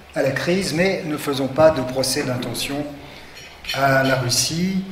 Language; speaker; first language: French; native; French